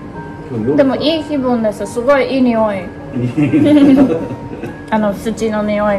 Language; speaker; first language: Japanese; non-native, learner; Thai